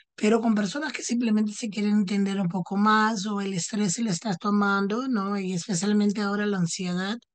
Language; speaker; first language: Spanish; non-native, fluent; Portuguese